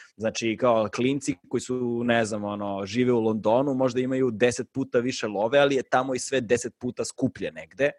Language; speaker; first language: Serbian; native; Serbian